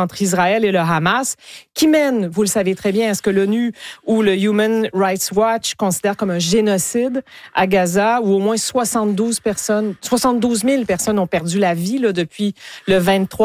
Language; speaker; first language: French; native; French